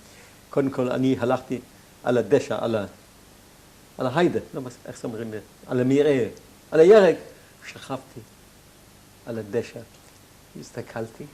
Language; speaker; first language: Hebrew; non-native, fluent; German